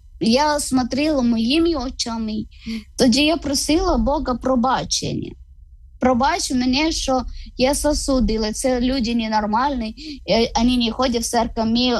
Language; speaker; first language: Ukrainian; non-native, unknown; Malayalam